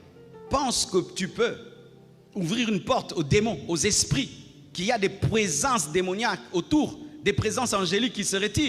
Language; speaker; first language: French; non-native, local second language; Lingala